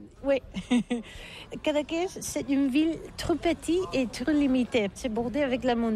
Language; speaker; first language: French; non-native, learner; Catalan